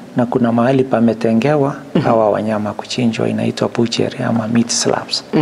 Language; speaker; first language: Swahili; non-native, local second language; Gusii